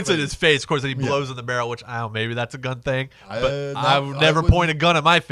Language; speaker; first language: English; native; English